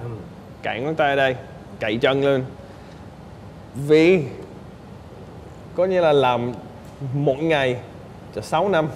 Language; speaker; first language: Vietnamese; non-native, fluent; English